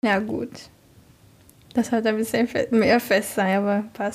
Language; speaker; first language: German; non-native, learner; Portuguese